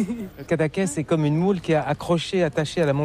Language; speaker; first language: French; native; French